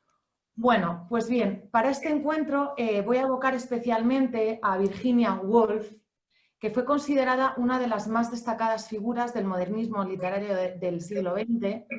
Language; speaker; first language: Spanish; native; Spanish